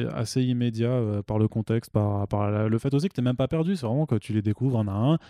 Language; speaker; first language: French; native; French